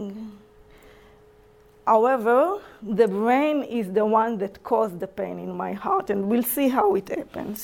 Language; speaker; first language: English; non-native, fluent; Hebrew